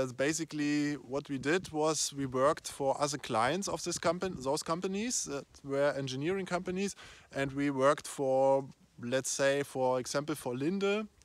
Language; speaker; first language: English; non-native, fluent; German